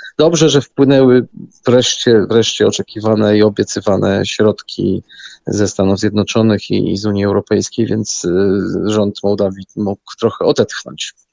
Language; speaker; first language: Polish; native; Polish